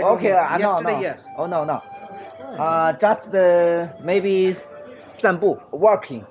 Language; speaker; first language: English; non-native, learner; Chinese